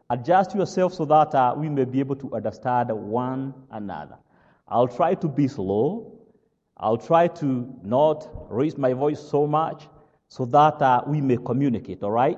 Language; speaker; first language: English; non-native, local second language; Kikuyu